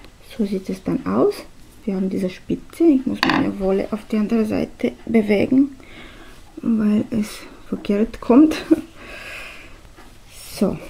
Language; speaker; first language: German; non-native, fluent; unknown